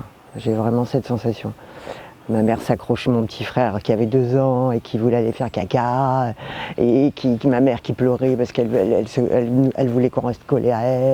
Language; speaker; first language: French; native; French